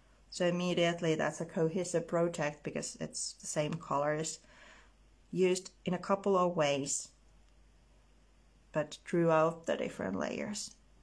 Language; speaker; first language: English; non-native, fluent; Finnish